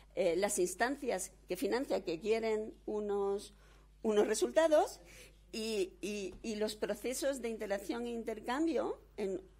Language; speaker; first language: Spanish; native; Spanish